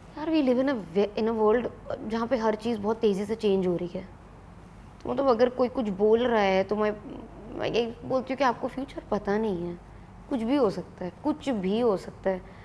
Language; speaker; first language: Hindi; native; Hindi